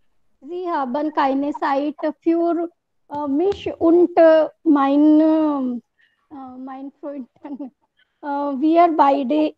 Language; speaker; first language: German; non-native, learner; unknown